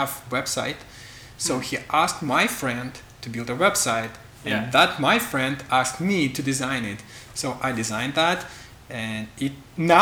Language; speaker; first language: English; non-native, fluent; Russian